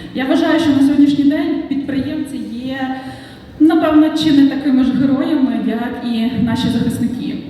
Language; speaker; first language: Ukrainian; non-native, local second language; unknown